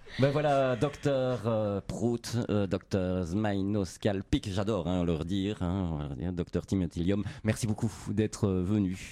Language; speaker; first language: French; native; French